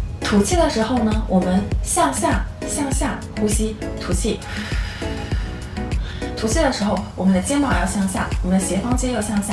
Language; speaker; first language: Chinese; native; Chinese